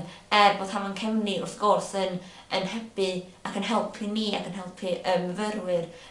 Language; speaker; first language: Welsh; native; Welsh